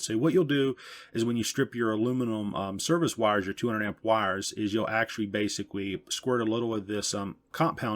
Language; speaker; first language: English; native; English